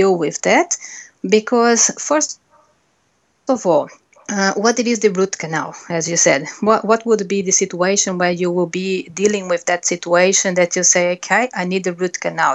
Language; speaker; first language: English; non-native, fluent; Portuguese